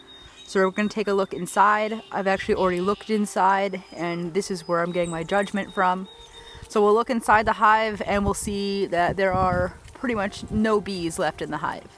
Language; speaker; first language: English; native; English